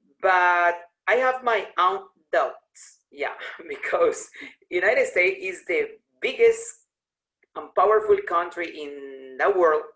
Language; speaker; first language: English; non-native, learner; Spanish